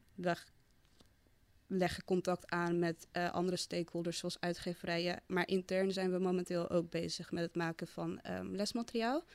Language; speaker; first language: Dutch; native; Dutch